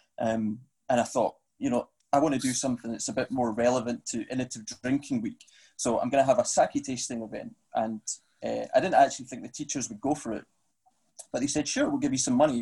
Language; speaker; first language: English; native; English